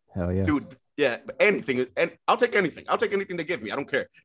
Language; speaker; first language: English; early bilingual, other home language; Spanish